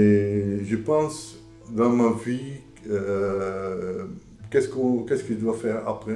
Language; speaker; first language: French; non-native, fluent; Dutch